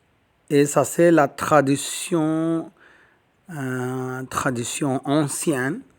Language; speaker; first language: French; non-native, learner; Tamil